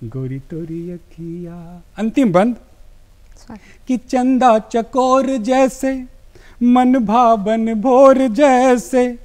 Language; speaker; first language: Hindi; native; Hindi